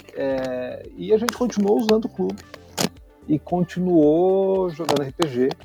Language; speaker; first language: Portuguese; native; Portuguese